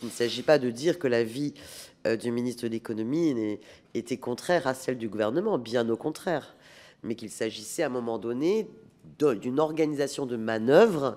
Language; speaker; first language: French; native; French